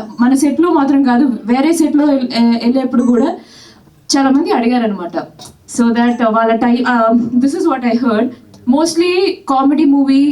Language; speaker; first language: Telugu; non-native, fluent; Malayalam